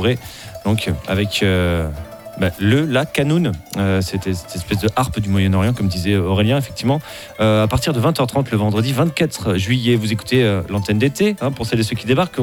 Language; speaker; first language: French; native; French